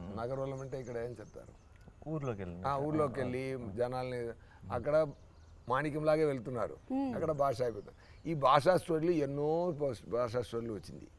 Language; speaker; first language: Telugu; non-native, learner; Tamil